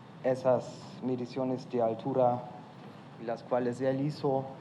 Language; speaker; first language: Spanish; non-native, fluent; German